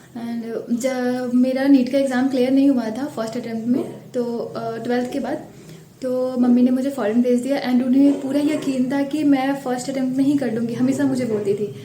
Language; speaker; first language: Hindi; native; Hindi